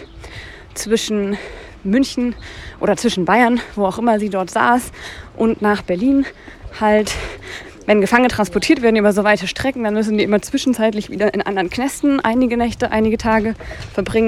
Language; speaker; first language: German; native; German